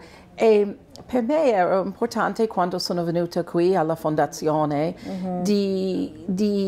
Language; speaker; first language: Italian; non-native, fluent; English